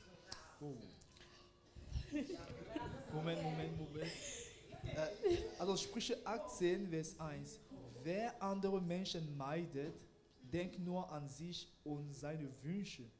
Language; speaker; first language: German; non-native, learner; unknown